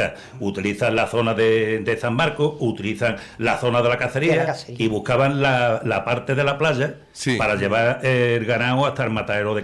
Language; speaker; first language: Spanish; native; Spanish